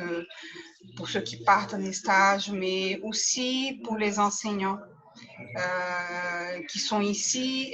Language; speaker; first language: French; native; French